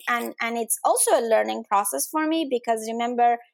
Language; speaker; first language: English; non-native, fluent; Danish